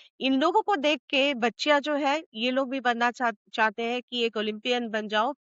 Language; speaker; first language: Hindi; non-native, local second language; Assamese